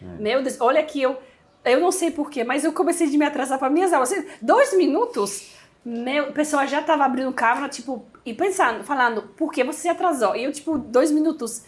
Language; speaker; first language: Portuguese; non-native, fluent; Polish